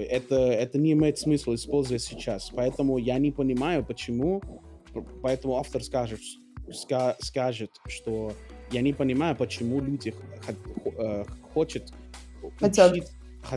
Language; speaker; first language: Russian; non-native, learner; English